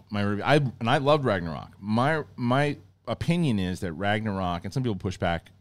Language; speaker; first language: English; native; English